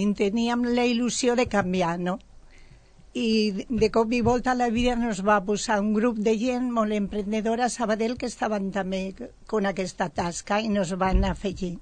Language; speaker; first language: Catalan; non-native, local second language; Spanish